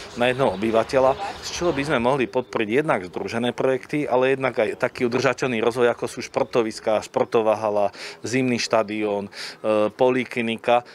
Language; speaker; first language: Slovak; native; Slovak